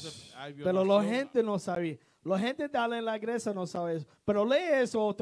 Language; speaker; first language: Spanish; non-native, learner; English